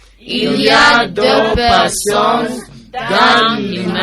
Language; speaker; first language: French; non-native, learner; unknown